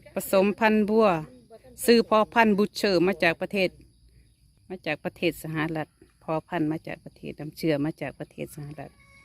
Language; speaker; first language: Thai; non-native, local second language; Northeastern Thai